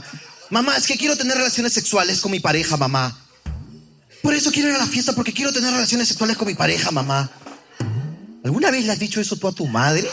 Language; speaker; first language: Spanish; native; Spanish